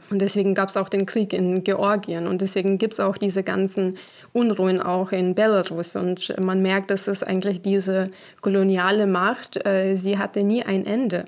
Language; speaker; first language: German; non-native, fluent; Ukrainian